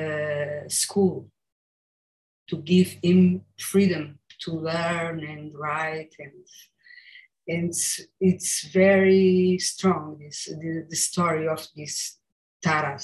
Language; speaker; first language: English; non-native, learner; Portuguese